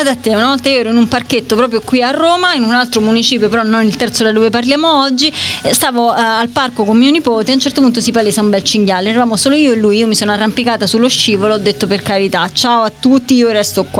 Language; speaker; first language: Italian; native; Italian